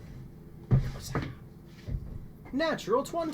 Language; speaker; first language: English; native; English